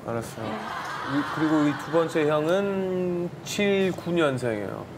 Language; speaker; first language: Korean; non-native, learner; English